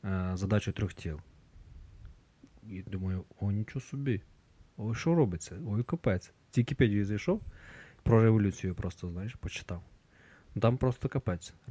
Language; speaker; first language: Ukrainian; native; Ukrainian